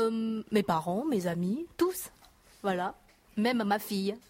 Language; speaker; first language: French; non-native, learner; Chinese